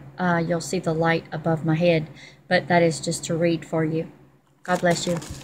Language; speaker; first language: English; native; English